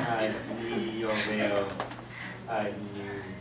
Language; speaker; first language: Chinese; non-native, learner; English